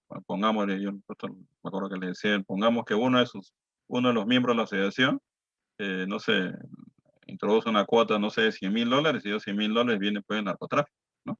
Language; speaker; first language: Spanish; native; Spanish